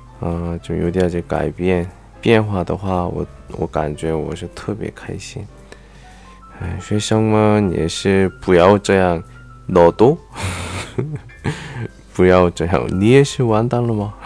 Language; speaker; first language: Chinese; non-native, learner; Korean